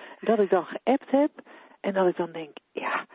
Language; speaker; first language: Dutch; native; Dutch